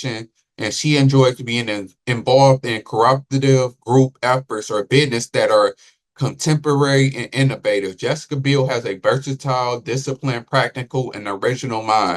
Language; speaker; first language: English; native; English